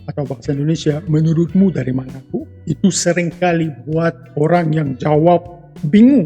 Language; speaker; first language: Indonesian; non-native, fluent; Russian